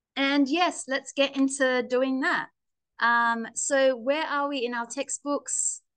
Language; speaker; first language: English; native; English